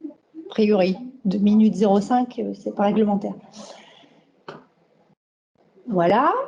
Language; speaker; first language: French; native; French